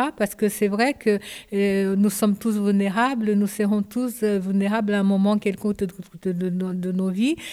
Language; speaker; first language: French; non-native, fluent; Japanese